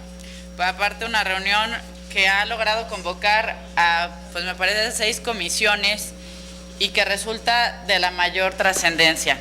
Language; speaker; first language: Spanish; native; Spanish